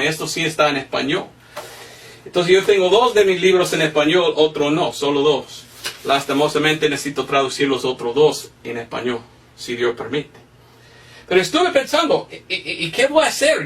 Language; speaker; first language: Spanish; non-native, fluent; English